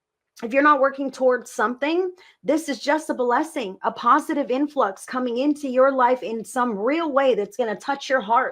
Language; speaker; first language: English; native; English